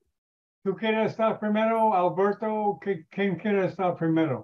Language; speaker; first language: Spanish; non-native, learner; English